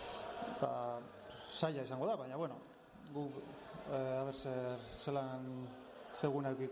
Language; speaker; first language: Basque; non-native, local second language; Spanish